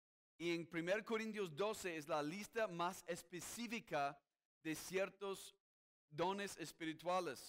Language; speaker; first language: Spanish; non-native, fluent; English